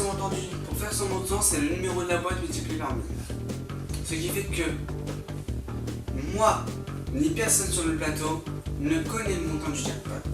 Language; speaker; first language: French; native; French